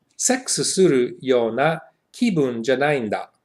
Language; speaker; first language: Japanese; non-native, learner; English